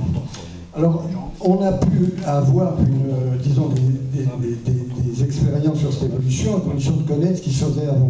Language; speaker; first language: French; native; French